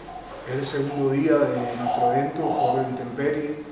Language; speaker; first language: Spanish; native; Spanish